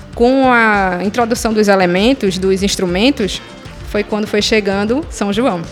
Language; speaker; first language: Portuguese; native; Portuguese